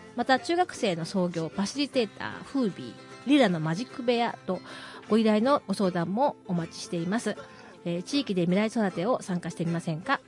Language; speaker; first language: Japanese; native; Japanese